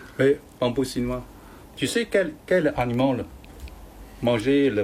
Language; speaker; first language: French; non-native, learner; Chinese